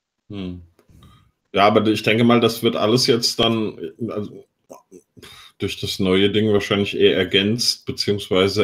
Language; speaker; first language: German; native; German